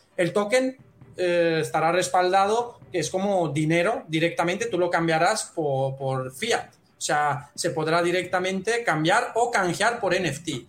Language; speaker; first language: Spanish; non-native, fluent; Romanian